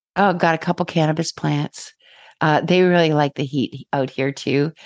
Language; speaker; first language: English; native; English